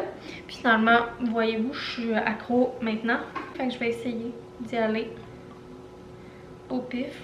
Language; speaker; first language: French; native; French